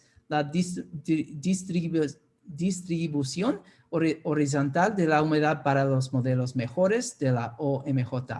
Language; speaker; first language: Spanish; non-native, fluent; English